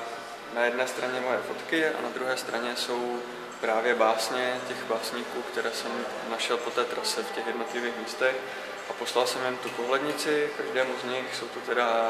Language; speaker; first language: Czech; native; Czech